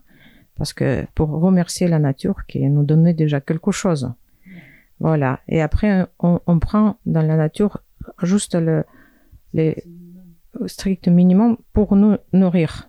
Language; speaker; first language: French; non-native, fluent; Russian